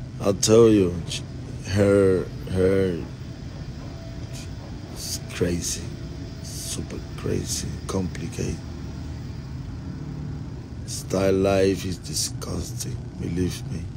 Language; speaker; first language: English; non-native, learner; Spanish